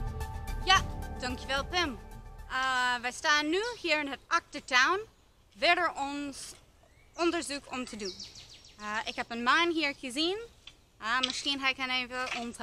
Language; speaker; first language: Dutch; non-native, learner; English